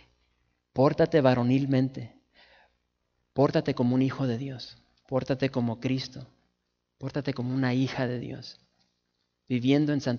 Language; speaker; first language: Spanish; native; Spanish